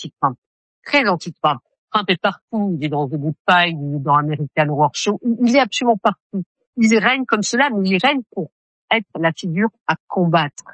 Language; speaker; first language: French; native; French